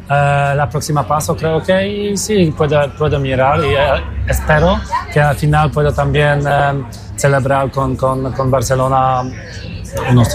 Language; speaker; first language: Spanish; non-native, fluent; Polish